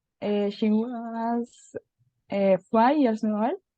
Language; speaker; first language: English; non-native, learner; Spanish